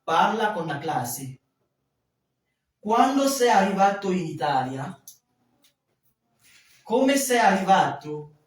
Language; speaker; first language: Italian; non-native, fluent; French